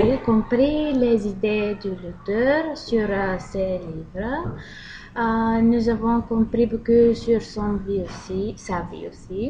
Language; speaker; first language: French; non-native, learner; Bulgarian